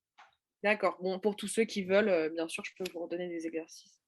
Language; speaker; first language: French; native; French